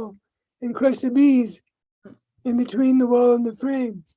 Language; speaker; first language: English; native; English